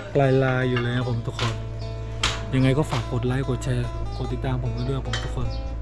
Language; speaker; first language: Thai; native; Thai